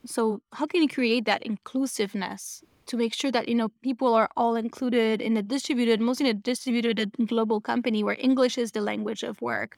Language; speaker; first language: English; non-native, fluent; French